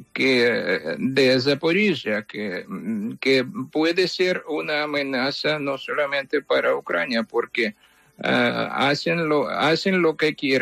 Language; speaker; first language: Spanish; non-native, fluent; Ukrainian